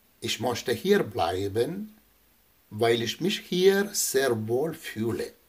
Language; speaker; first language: German; non-native, fluent; Malayalam